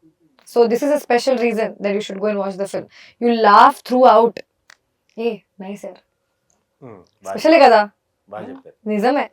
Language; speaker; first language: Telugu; non-native, fluent; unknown